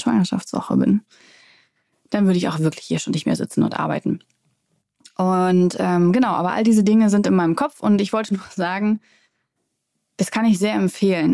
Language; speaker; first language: German; native; German